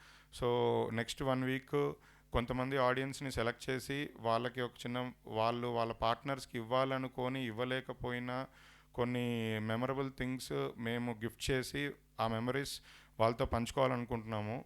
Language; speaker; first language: Telugu; native; Telugu